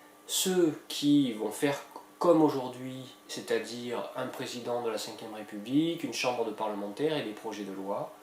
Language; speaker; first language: French; native; French